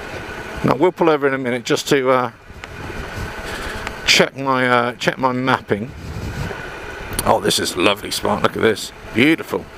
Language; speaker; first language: English; native; English